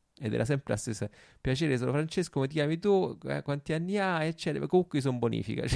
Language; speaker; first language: Italian; native; Italian